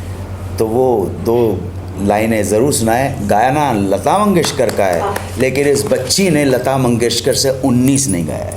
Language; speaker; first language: Hindi; native; Hindi